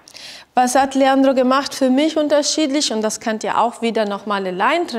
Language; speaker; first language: German; non-native, fluent; Italian